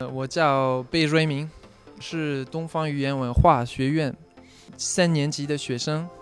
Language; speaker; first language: Chinese; non-native, fluent; French